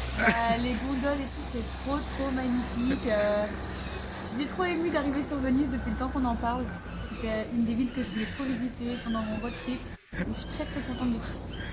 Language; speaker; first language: French; native; French